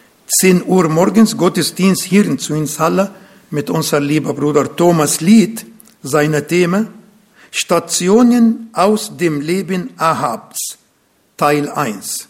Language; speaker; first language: German; non-native, fluent; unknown